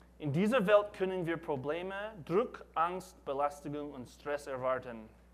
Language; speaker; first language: German; non-native, learner; English